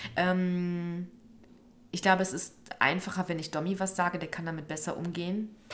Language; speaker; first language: German; native; German